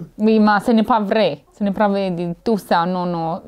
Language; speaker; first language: French; non-native, learner; Italian